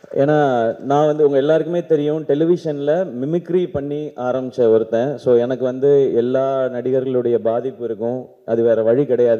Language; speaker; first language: Tamil; native; Tamil